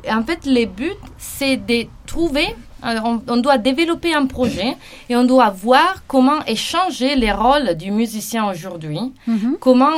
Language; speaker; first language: French; non-native, fluent; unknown